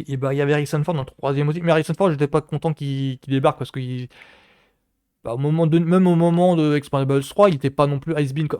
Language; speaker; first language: French; native; French